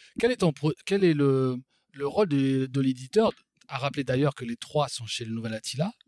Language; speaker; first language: French; native; French